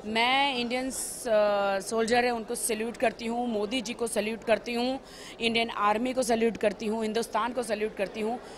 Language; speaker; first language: Hindi; native; Hindi